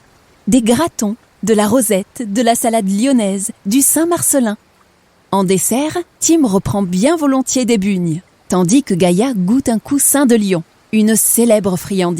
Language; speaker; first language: French; native; French